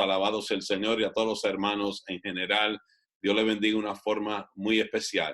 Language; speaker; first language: Spanish; native; Spanish